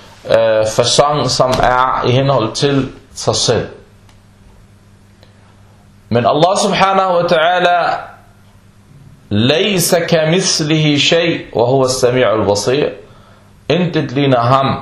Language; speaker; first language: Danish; non-native, fluent; Arabic